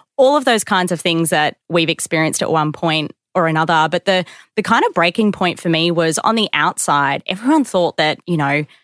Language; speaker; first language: English; native; English